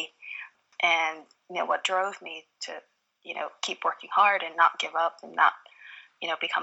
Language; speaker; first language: English; native; English